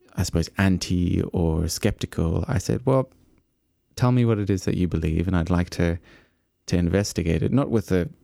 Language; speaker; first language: English; native; English